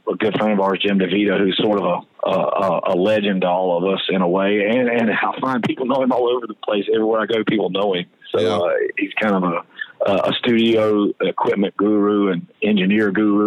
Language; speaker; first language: English; native; English